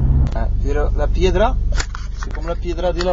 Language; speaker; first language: Spanish; non-native, learner; Arabic